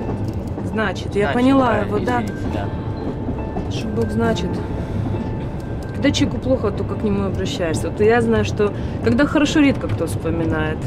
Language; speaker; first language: Russian; native; Russian